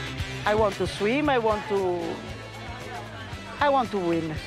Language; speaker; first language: English; non-native, learner; Italian